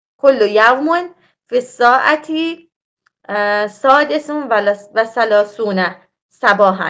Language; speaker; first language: Arabic; non-native, learner; Persian